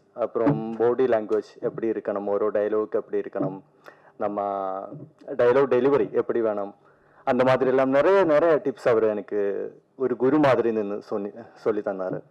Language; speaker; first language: Tamil; non-native, learner; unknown